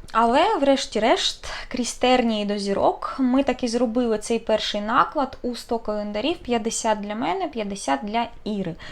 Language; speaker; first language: Ukrainian; non-native, local second language; Russian